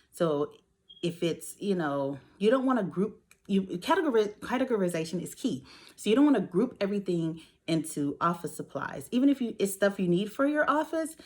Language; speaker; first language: English; native; English